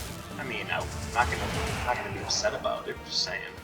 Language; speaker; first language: English; native; English